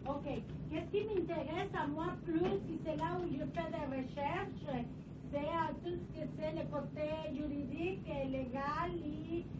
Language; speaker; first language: French; non-native, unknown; Spanish